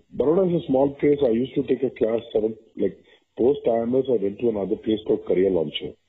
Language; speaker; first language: English; non-native, local second language; Tamil